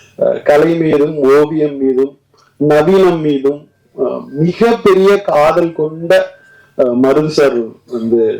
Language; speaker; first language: Tamil; native; Tamil